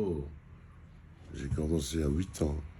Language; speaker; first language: French; non-native, fluent; Georgian